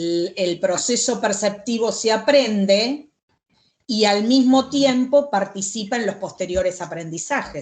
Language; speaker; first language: Spanish; native; Spanish